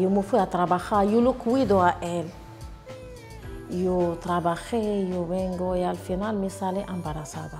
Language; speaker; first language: Spanish; non-native, learner; Arabic